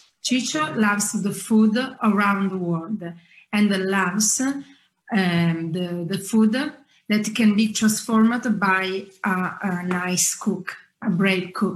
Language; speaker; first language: English; non-native, fluent; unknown